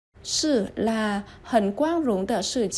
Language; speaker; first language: Chinese; non-native, learner; Vietnamese